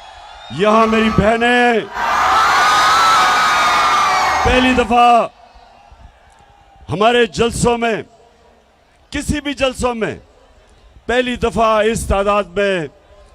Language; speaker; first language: Urdu; native; Urdu